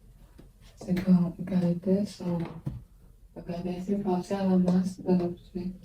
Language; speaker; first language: French; non-native, learner; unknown